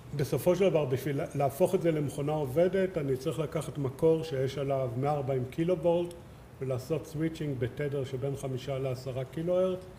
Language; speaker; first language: Hebrew; native; Hebrew